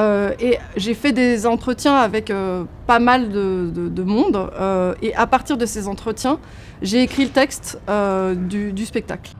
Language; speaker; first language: French; native; French